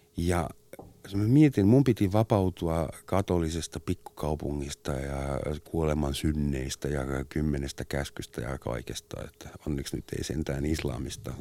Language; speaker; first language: Finnish; non-native, fluent; German